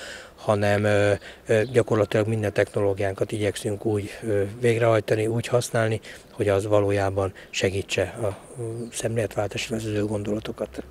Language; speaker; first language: Hungarian; native; Hungarian